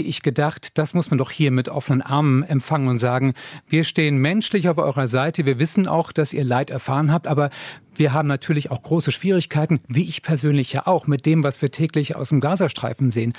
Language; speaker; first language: German; native; German